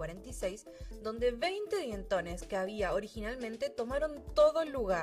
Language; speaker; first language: Spanish; native; Spanish